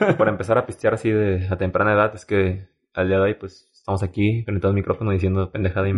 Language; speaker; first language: Spanish; native; Spanish